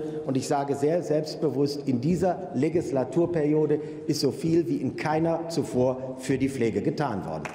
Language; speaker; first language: German; native; German